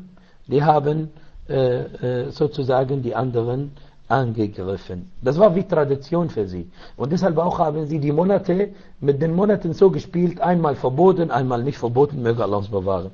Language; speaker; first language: German; non-native, learner; Arabic